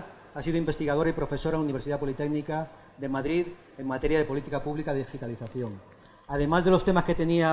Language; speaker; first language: Spanish; native; Spanish